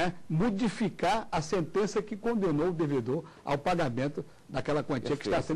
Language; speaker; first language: Portuguese; native; Portuguese